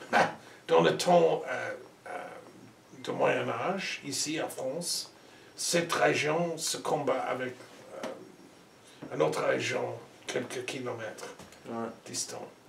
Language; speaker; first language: French; non-native, learner; English